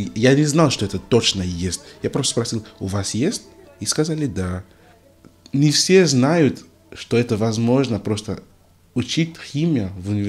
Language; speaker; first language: Russian; non-native, learner; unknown